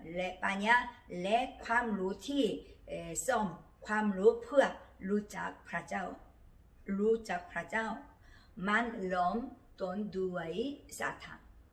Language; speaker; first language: Thai; non-native, learner; Korean